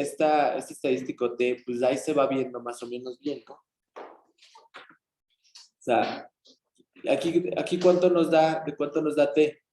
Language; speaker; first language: Spanish; native; Spanish